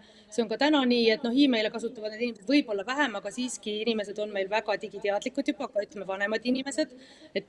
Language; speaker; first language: Estonian; native; Estonian